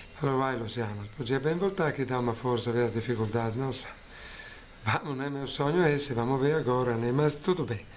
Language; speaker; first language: Portuguese; non-native, fluent; Italian